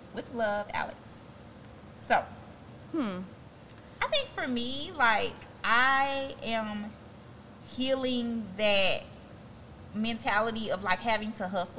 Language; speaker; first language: English; native; English